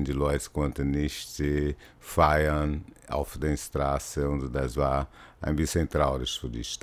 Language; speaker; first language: German; non-native, learner; Portuguese